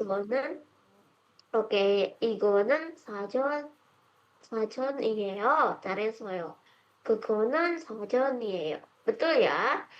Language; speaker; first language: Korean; non-native, fluent; Indonesian